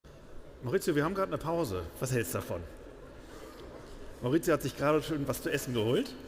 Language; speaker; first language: German; native; German